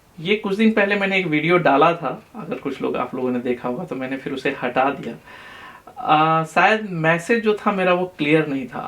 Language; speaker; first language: Hindi; native; Hindi